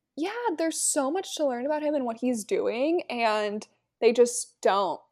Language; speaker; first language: English; native; English